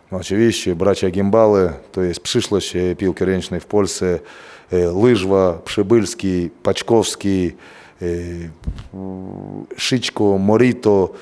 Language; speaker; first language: Polish; non-native, fluent; Russian